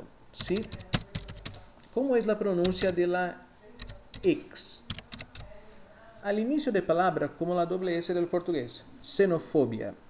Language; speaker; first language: Spanish; non-native, fluent; Portuguese